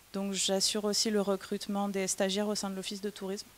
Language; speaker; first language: French; native; French